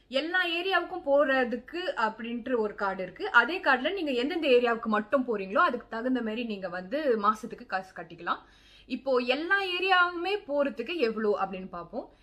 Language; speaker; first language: Tamil; early bilingual, heritage; Tamil